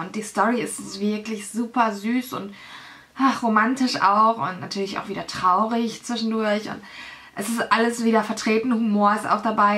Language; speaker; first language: German; native; German